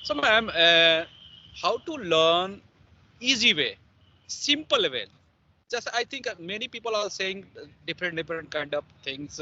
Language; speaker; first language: English; non-native, learner; Hindi